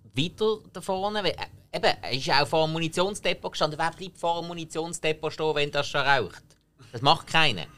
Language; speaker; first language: German; native; German